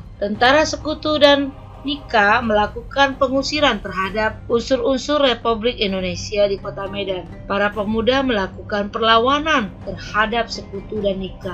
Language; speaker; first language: Indonesian; native; Indonesian